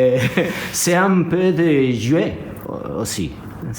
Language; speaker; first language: French; non-native, learner; Spanish